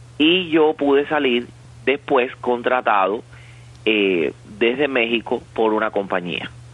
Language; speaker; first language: Spanish; native; Spanish